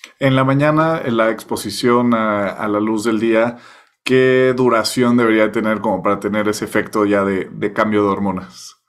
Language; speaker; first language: Spanish; native; Spanish